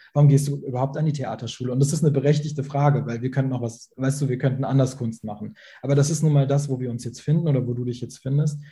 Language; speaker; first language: German; early bilingual, other home language; Persian